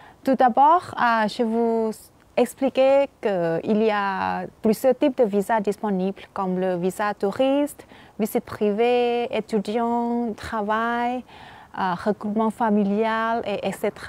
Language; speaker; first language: French; non-native, fluent; Thai